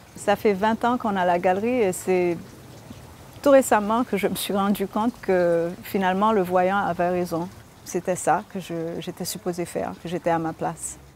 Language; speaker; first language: French; early bilingual, heritage; French